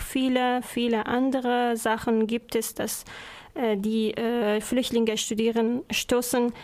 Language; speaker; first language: German; non-native, learner; Persian